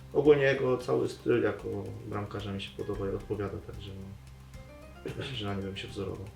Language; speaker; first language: Polish; native; Polish